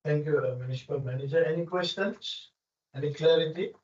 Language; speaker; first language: English; non-native, local second language; Afrikaans